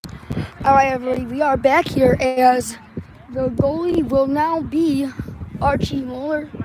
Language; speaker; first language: English; native; English